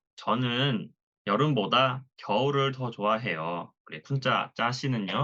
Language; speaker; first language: Korean; non-native, fluent; Thai